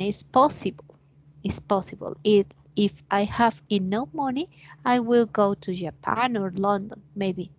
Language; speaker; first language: English; non-native, learner; Spanish